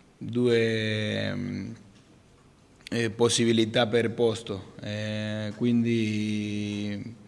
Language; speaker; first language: Italian; non-native, fluent; Spanish